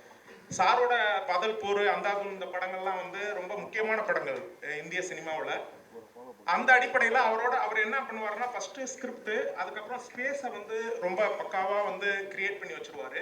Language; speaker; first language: Tamil; native; Tamil